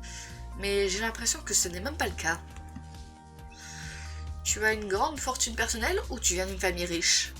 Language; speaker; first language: French; native; French